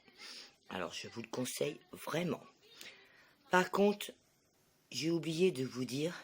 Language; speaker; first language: French; native; French